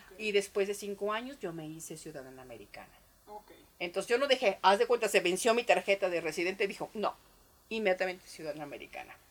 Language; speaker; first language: Spanish; native; Spanish